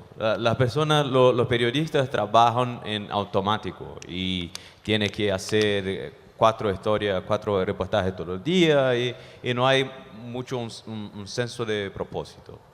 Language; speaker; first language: Spanish; non-native, fluent; Portuguese